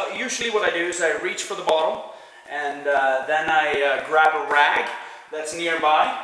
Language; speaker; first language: English; non-native, fluent; Swedish